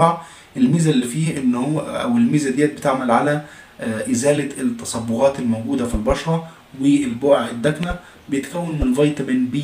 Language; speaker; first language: Arabic; native; Arabic